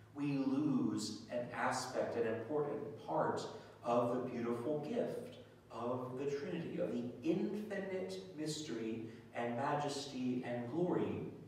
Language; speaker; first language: English; native; English